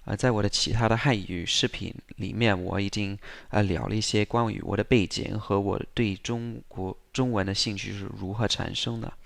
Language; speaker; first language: Chinese; non-native, fluent; English